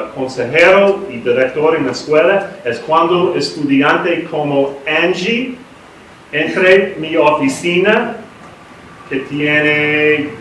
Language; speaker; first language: Spanish; non-native, learner; English